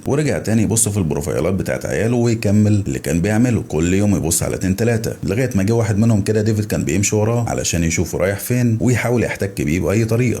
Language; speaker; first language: Arabic; native; Arabic